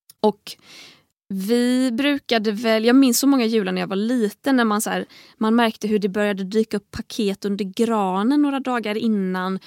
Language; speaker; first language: Swedish; native; Swedish